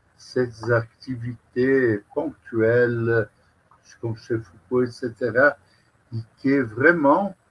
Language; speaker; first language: French; non-native, fluent; Portuguese